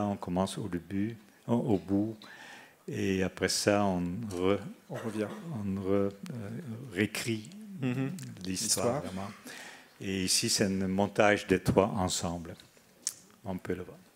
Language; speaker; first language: French; non-native, fluent; Dutch